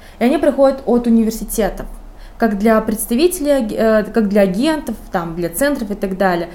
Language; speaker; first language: Russian; native; Russian